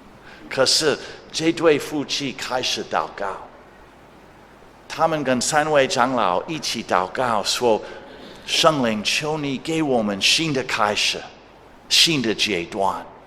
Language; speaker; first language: Chinese; non-native, fluent; English